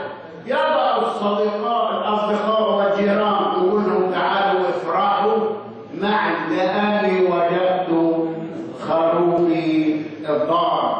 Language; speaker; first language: Arabic; native; Arabic